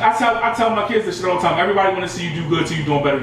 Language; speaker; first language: English; native; English